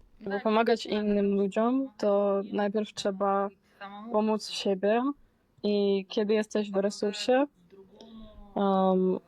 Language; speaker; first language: Polish; non-native, fluent; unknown